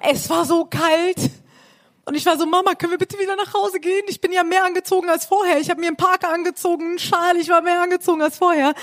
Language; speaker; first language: German; early bilingual, other home language; Persian